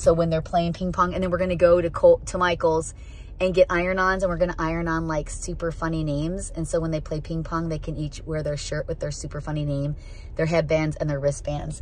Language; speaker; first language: English; native; English